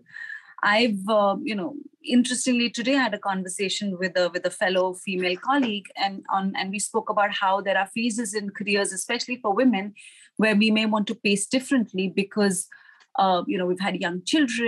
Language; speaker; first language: English; non-native, local second language; Hindi